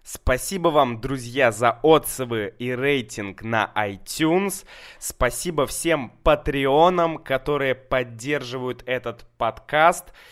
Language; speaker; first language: Russian; native; Russian